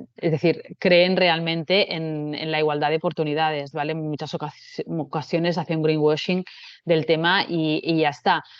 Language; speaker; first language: Spanish; non-native, local second language; Catalan